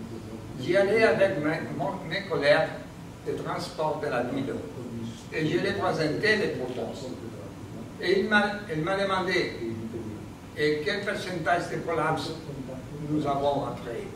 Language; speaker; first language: French; non-native, learner; Spanish